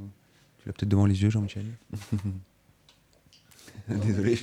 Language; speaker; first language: French; native; French